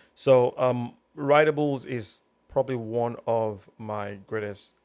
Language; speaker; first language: English; native; English